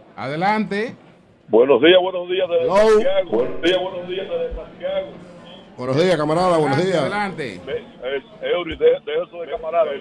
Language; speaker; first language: Spanish; native; Spanish